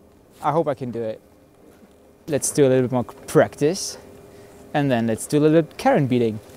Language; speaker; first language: English; non-native, fluent; German